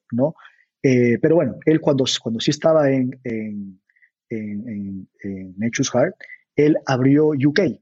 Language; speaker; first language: Spanish; native; Spanish